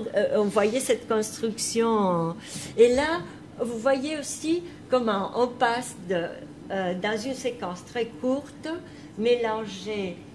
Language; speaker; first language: French; non-native, fluent; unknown